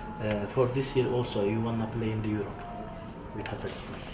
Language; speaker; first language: English; non-native, learner; Turkish